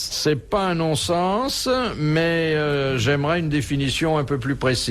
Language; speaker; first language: French; native; French